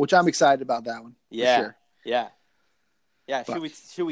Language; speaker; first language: English; native; English